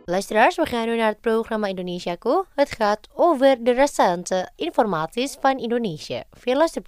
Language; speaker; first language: Dutch; non-native, fluent; Indonesian